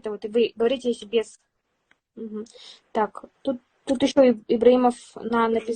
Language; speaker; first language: Russian; native; Russian